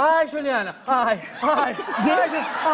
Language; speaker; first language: Portuguese; native; Portuguese